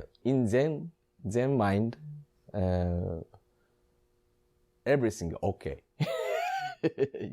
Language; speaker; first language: English; non-native, learner; Japanese